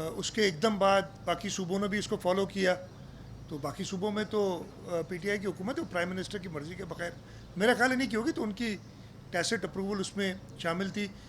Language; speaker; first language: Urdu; non-native, local second language; Sindhi